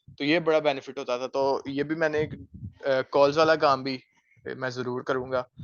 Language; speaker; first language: Urdu; non-native, local second language; Punjabi